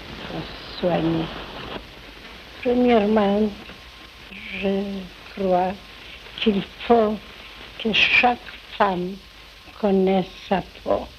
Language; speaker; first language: French; non-native, fluent; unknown